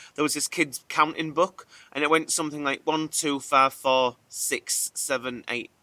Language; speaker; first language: English; native; English